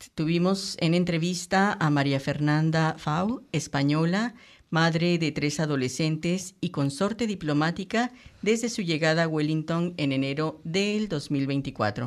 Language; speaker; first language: Spanish; native; Spanish